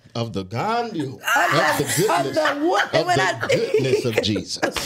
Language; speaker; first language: English; native; English